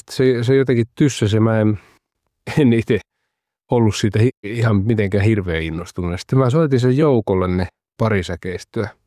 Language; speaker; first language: Finnish; native; Finnish